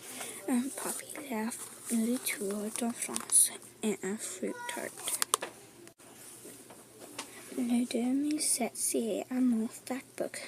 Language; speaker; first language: French; non-native, learner; English